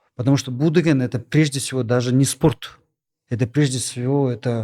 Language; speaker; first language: Russian; non-native, local second language; Kyrgyz